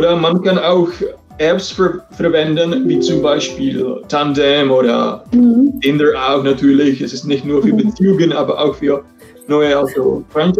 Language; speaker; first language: German; non-native, fluent; Czech